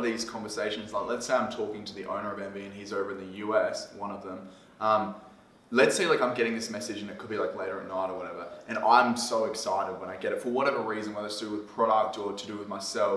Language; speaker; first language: English; native; English